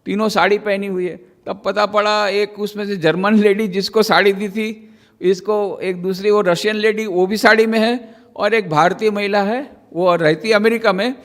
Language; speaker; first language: Hindi; non-native, local second language; Gujarati